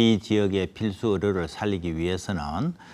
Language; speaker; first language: Korean; native; Korean